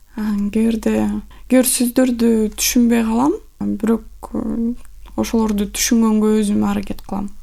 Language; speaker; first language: Kyrgyz; non-native, local second language; Russian